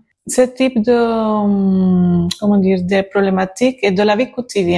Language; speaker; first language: French; non-native, learner; Spanish